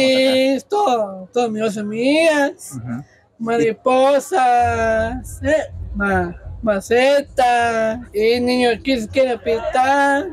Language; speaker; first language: Spanish; non-native, local second language; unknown